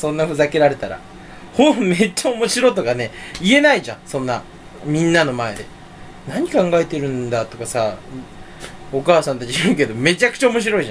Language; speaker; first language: Japanese; native; Japanese